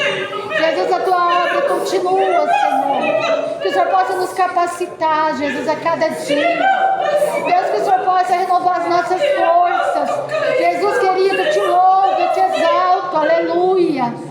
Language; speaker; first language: Portuguese; native; Portuguese